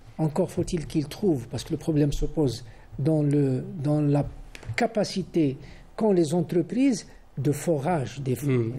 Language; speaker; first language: French; non-native, local second language; Arabic